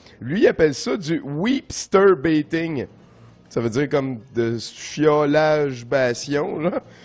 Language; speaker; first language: French; native; French